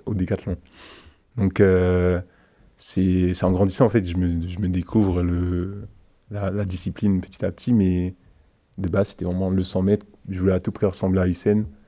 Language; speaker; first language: French; early bilingual, other home language; Haitian Creole